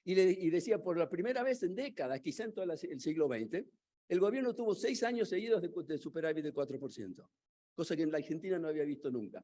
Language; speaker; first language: Spanish; native; Spanish